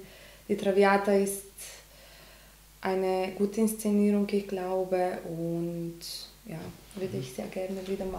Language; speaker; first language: German; non-native, learner; Macedonian